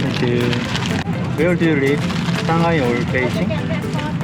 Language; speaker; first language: English; non-native, learner; Korean